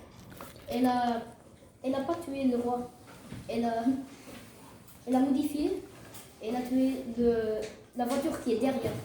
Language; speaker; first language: French; non-native, learner; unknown